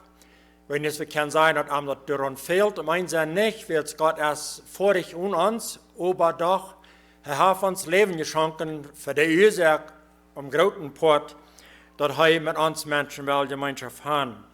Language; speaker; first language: German; non-native, learner; Plautdietsch